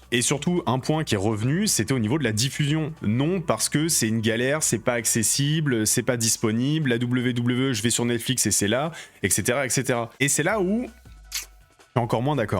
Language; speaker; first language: French; native; French